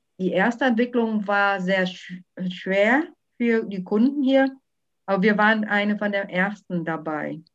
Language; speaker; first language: German; non-native, fluent; Vietnamese